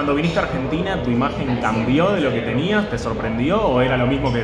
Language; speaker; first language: Spanish; native; Spanish